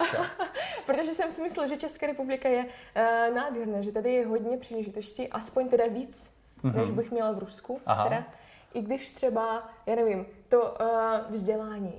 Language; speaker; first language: Czech; non-native, fluent; Russian